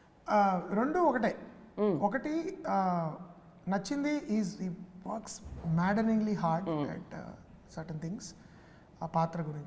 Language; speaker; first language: Telugu; native; Telugu